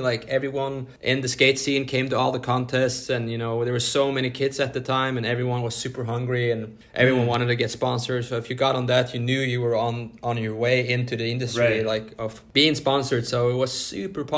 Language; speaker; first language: English; non-native, fluent; Norwegian